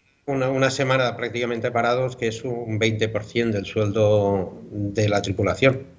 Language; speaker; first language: Spanish; native; Spanish